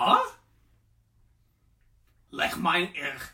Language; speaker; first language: German; non-native, learner; English